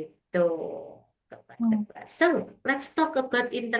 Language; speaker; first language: English; non-native, learner; Indonesian